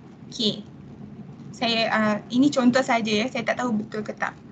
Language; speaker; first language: Malay; native; Malay